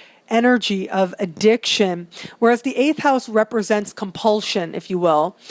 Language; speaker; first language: English; native; English